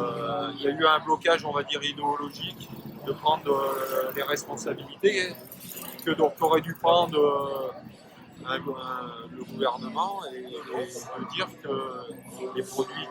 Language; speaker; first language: French; native; French